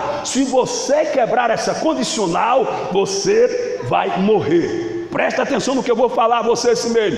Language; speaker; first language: Portuguese; native; Portuguese